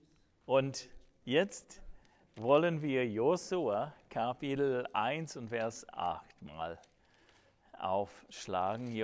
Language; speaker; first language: German; non-native, fluent; English